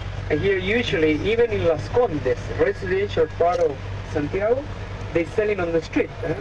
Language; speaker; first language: English; non-native, fluent; Spanish